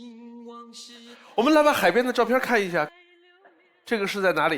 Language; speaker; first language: Chinese; native; Chinese